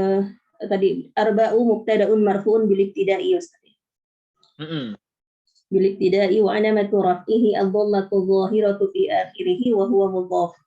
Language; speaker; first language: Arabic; non-native, learner; Indonesian